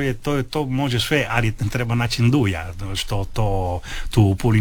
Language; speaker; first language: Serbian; non-native, fluent; Italian